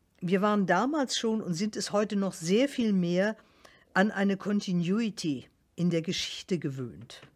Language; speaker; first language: German; native; German